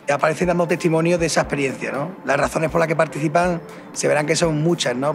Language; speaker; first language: Spanish; native; Spanish